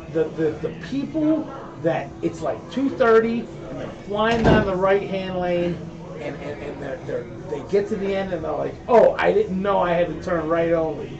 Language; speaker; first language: English; native; English